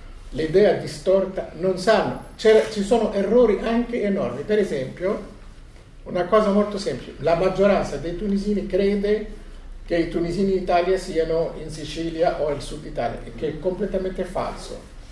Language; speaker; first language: Italian; non-native, fluent; Arabic